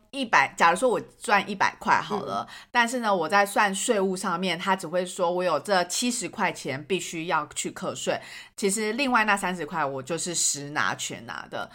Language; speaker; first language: Chinese; native; Chinese